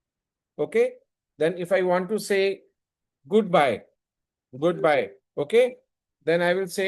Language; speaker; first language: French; non-native, learner; Hindi